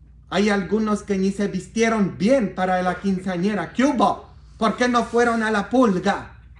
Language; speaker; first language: Spanish; non-native, fluent; Polish